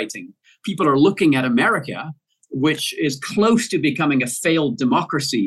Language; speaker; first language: English; native; English